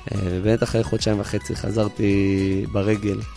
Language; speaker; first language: Hebrew; early bilingual, other home language; English